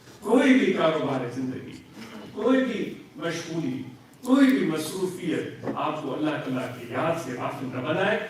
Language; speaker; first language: Urdu; non-native, local second language; Sindhi